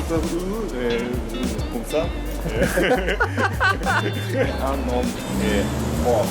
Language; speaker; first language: French; non-native, learner; Japanese